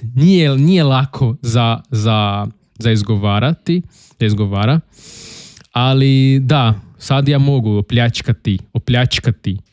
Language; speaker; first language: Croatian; non-native, learner; Portuguese